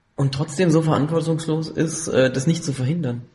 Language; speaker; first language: German; native; German